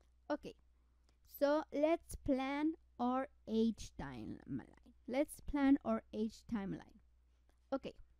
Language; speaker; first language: English; non-native, fluent; Spanish